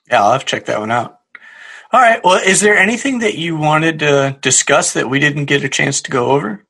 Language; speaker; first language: English; native; English